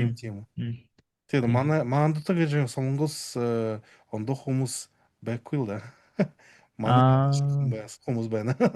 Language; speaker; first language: Mongolian; non-native, learner; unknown